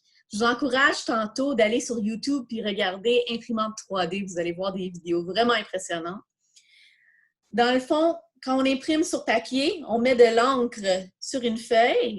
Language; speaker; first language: French; native; French